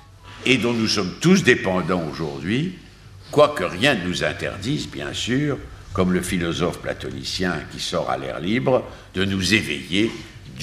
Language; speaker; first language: French; native; French